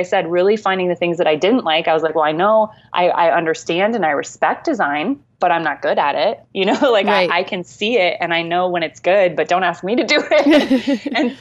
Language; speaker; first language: English; native; English